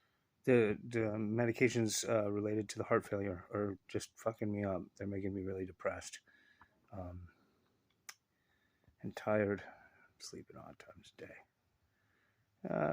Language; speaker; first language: English; native; English